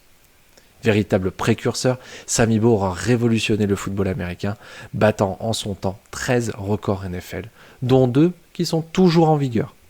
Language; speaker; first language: French; native; French